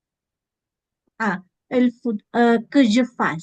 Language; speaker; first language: French; non-native, learner; Filipino